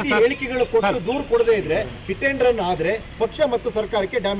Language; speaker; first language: Kannada; native; Kannada